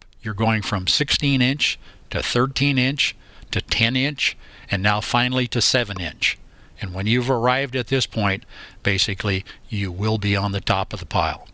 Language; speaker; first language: English; native; English